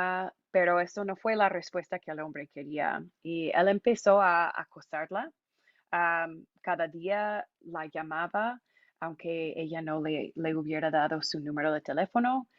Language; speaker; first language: Spanish; non-native, fluent; English